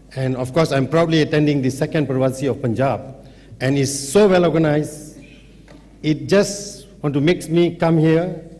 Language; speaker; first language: English; non-native, local second language; Punjabi